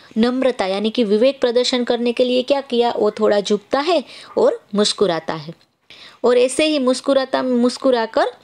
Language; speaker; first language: Hindi; non-native, local second language; Gujarati